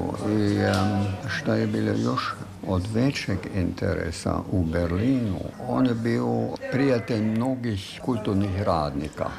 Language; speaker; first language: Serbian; non-native, fluent; German